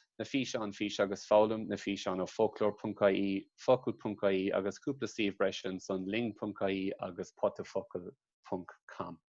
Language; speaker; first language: Irish; native; Irish